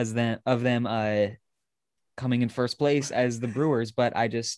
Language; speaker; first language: English; native; English